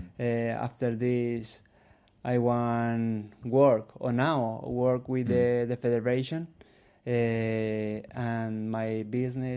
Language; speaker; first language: English; non-native, learner; Spanish